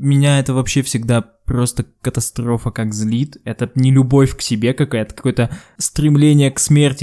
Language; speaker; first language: Russian; native; Russian